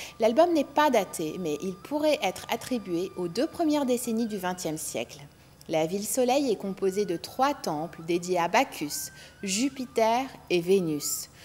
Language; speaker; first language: French; non-native, local second language; Arabic